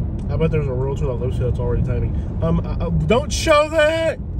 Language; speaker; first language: English; native; English